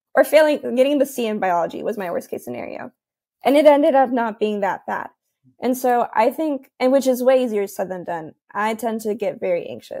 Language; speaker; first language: English; early bilingual, other home language; Spanish